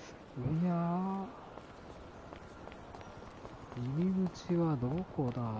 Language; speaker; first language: Japanese; native; Japanese